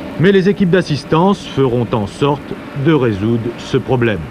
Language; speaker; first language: French; native; French